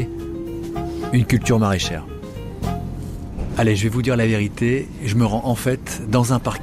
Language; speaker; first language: French; native; French